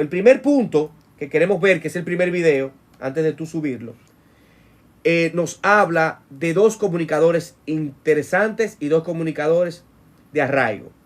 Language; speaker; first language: Spanish; native; Spanish